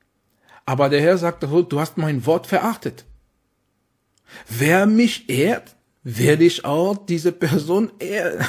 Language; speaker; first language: German; non-native, fluent; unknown